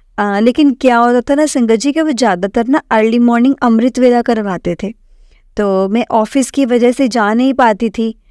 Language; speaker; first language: Hindi; native; Hindi